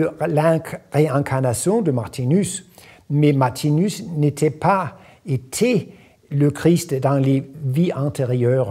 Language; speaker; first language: French; non-native, fluent; Danish